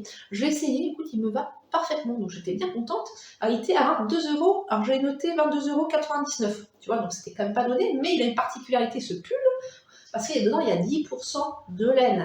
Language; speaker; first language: French; native; French